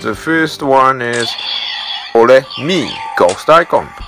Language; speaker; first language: English; non-native, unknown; Japanese